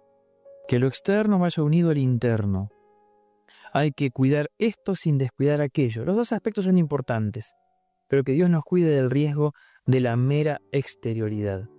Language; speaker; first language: Spanish; native; Spanish